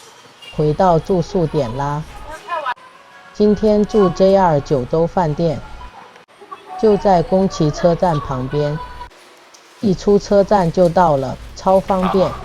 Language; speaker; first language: Chinese; native; Chinese